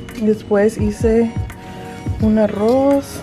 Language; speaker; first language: Spanish; early bilingual, other home language; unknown